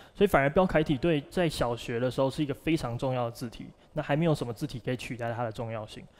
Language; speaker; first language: Chinese; native; Chinese